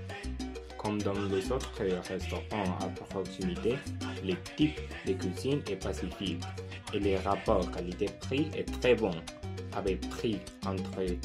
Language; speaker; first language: French; non-native, learner; Spanish